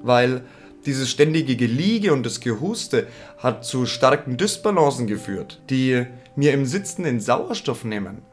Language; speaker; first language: German; native; German